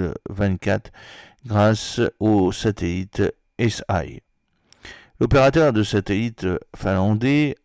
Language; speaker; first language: French; native; French